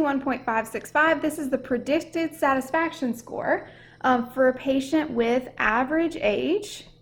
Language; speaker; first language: English; native; English